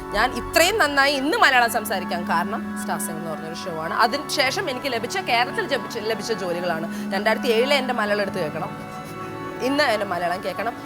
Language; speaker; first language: Malayalam; native; Malayalam